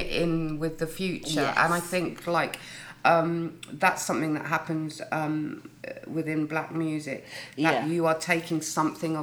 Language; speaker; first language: English; native; English